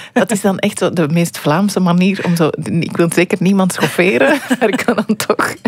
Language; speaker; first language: Dutch; native; Dutch